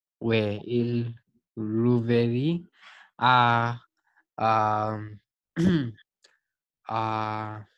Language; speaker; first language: French; non-native, learner; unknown